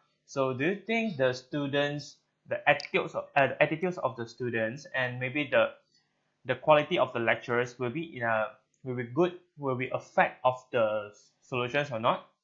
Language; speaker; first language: English; non-native, learner; Chinese